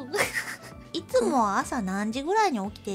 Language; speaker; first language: Japanese; native; Japanese